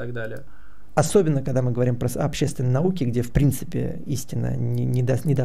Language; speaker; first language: Russian; native; Russian